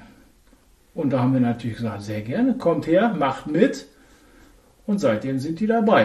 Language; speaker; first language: German; native; German